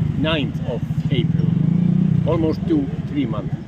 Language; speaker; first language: English; non-native, learner; Finnish